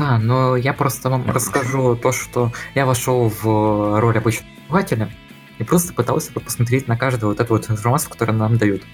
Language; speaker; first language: Russian; native; Russian